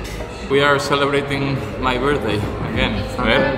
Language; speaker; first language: English; non-native, learner; Spanish